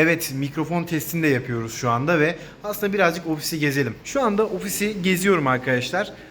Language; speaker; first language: Turkish; native; Turkish